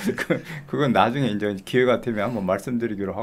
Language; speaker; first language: Korean; native; Korean